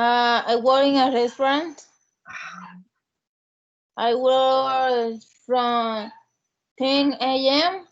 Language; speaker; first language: English; non-native, learner; Spanish